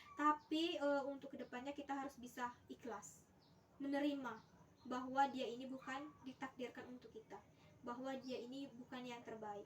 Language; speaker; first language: Indonesian; native; Indonesian